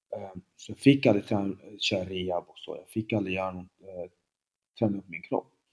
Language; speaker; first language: Swedish; early bilingual, other home language; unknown